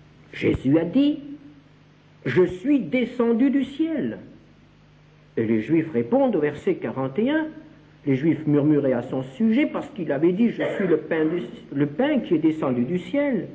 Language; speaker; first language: French; native; French